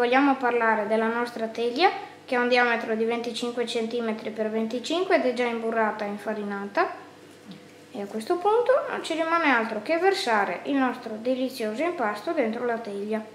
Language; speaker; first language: Italian; native; Italian